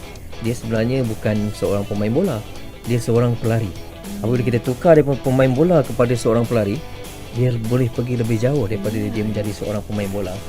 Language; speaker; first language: Malay; native; Malay